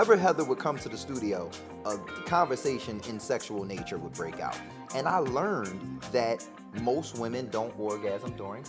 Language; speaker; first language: English; native; English